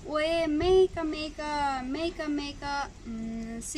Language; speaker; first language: Chinese; non-native, learner; Nepali